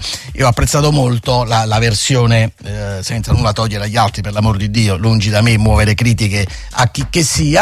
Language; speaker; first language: Italian; native; Italian